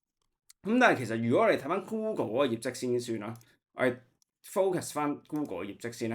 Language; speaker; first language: Cantonese; native; Cantonese